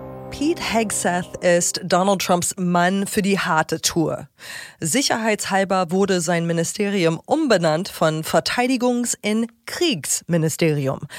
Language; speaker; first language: German; non-native, fluent; English